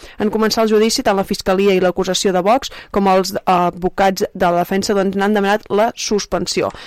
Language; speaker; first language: Catalan; native; Catalan